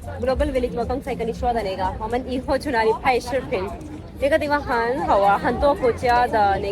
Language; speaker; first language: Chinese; non-native, fluent; Urdu